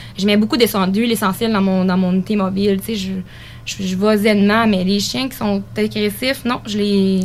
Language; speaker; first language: French; native; French